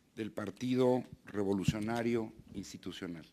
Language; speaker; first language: Spanish; native; Spanish